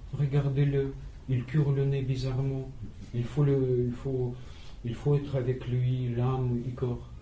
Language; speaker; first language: French; non-native, fluent; Russian